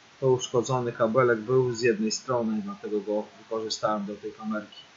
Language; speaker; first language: Polish; native; Polish